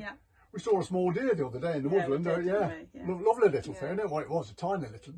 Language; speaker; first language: English; native; English